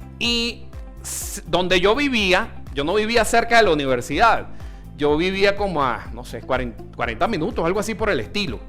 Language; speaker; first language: Spanish; early bilingual, other home language; Italian